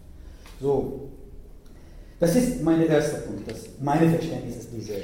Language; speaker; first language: German; non-native, learner; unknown